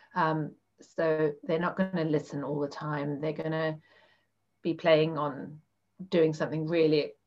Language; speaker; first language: English; native; English